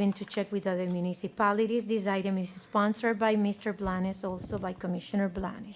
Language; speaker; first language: English; non-native, fluent; Spanish